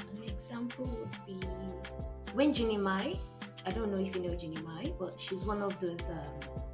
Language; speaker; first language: English; non-native, local second language; Yoruba